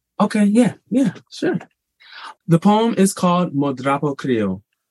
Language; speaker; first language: English; native; English